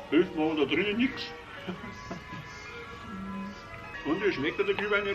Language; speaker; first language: German; native; German